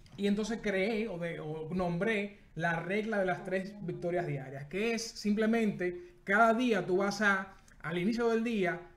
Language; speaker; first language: Spanish; native; Spanish